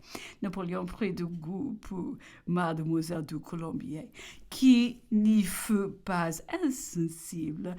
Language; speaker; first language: French; non-native, learner; English